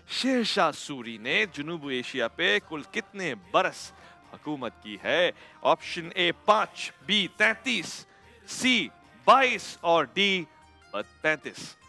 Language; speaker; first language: Urdu; native; Urdu